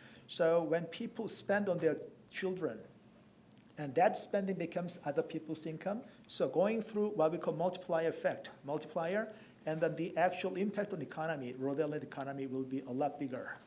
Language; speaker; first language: English; non-native, fluent; Korean